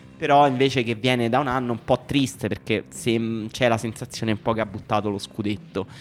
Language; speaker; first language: Italian; native; Italian